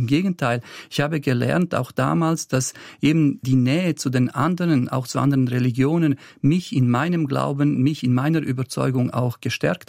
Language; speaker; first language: German; early bilingual, other home language; Bosnian